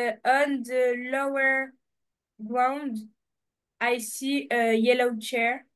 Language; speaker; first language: English; non-native, learner; French